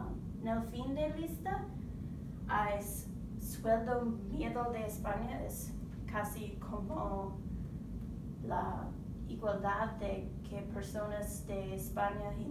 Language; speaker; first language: Spanish; non-native, learner; English